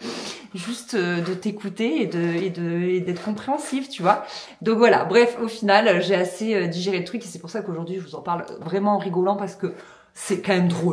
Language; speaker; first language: French; native; French